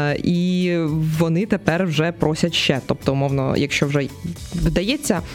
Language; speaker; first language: Ukrainian; native; Ukrainian